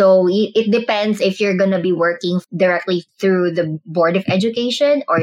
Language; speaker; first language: English; non-native, local second language; Cebuano